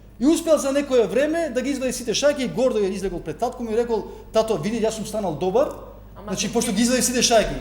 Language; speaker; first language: Macedonian; non-native, local second language; Albanian